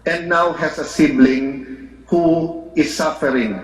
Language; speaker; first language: English; non-native, local second language; Filipino